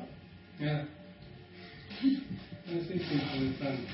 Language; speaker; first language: German; non-native, learner; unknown